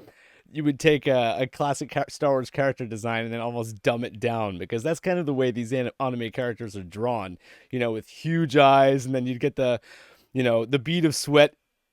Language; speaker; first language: English; native; English